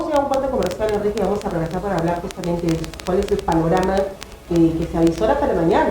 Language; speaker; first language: Spanish; native; Spanish